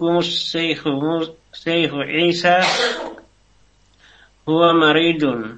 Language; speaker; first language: Arabic; non-native, learner; Indonesian